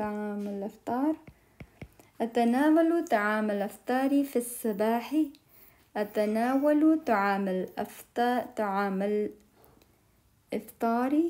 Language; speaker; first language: Arabic; non-native, fluent; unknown